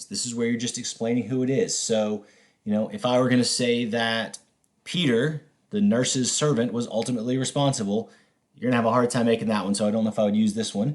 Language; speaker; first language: English; native; English